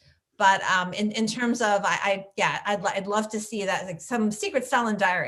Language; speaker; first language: English; native; English